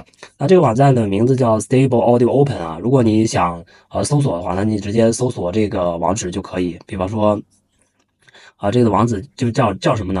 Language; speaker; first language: Chinese; native; Chinese